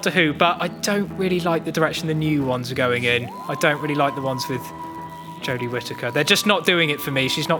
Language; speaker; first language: English; native; English